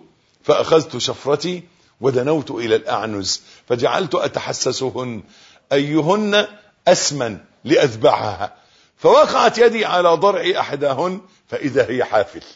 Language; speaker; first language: Arabic; native; Arabic